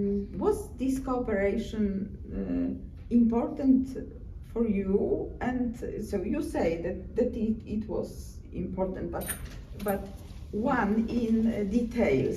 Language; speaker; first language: English; non-native, learner; Polish